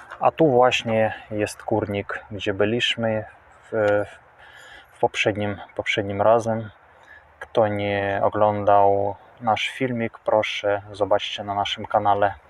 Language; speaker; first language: Polish; non-native, fluent; Russian